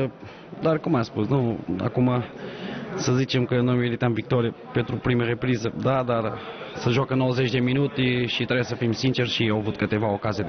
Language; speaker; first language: Romanian; non-native, learner; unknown